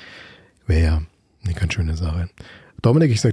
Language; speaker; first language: German; native; German